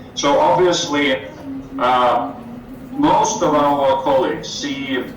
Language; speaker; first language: English; non-native, fluent; Ukrainian